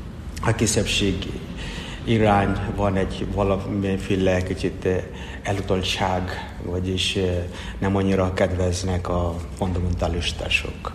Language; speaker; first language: Hungarian; non-native, fluent; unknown